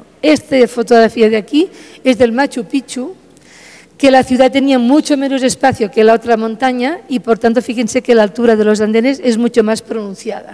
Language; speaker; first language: Spanish; native; Spanish